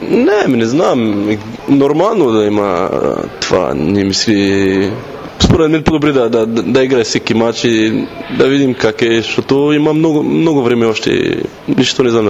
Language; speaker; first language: Bulgarian; non-native, learner; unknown